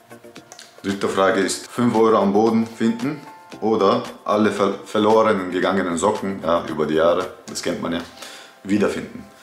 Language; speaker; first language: German; early bilingual, other home language; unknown